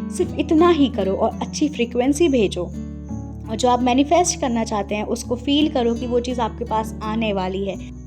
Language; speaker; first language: Hindi; native; Hindi